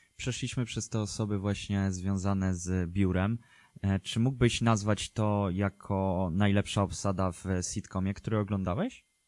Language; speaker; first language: Polish; native; Polish